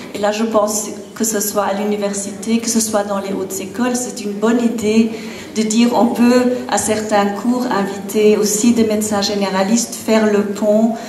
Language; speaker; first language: French; non-native, fluent; German